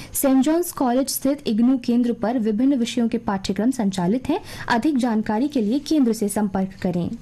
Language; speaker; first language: Hindi; native; Hindi